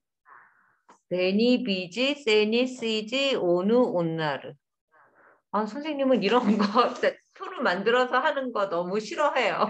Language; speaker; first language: Korean; native; Korean